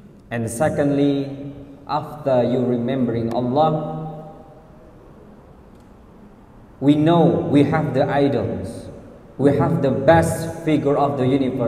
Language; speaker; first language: English; non-native, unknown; Indonesian